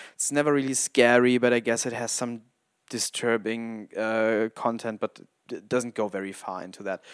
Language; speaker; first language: English; non-native, fluent; German